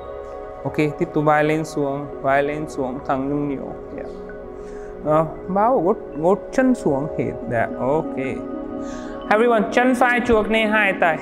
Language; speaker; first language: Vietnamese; non-native, learner; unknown